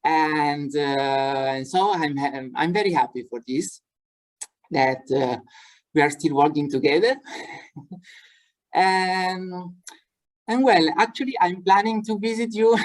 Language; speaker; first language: English; non-native, fluent; Italian